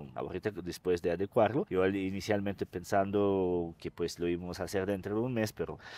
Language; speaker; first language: Spanish; non-native, fluent; Russian